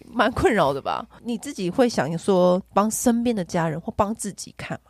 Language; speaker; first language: Chinese; native; Chinese